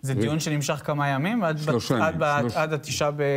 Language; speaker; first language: Hebrew; native; Hebrew